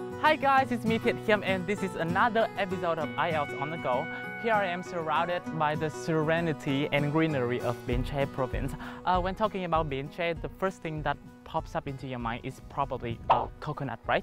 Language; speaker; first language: English; non-native, fluent; Vietnamese